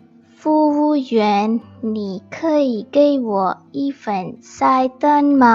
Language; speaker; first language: Chinese; non-native, fluent; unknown